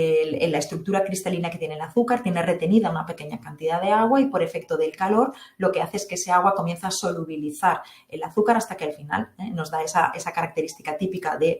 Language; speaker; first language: Spanish; native; Spanish